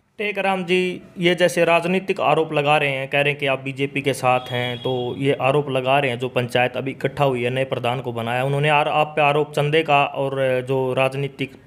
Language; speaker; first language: Hindi; native; Hindi